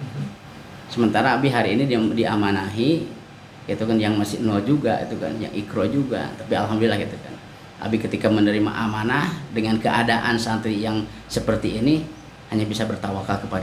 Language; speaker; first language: Indonesian; non-native, local second language; Sundanese